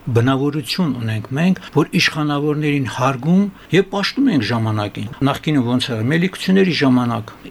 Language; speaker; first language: Armenian; native; Armenian